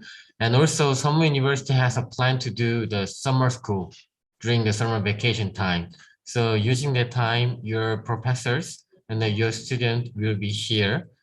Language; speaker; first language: English; non-native, learner; Korean